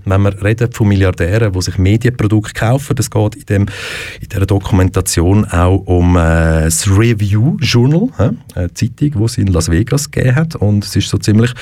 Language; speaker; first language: German; native; German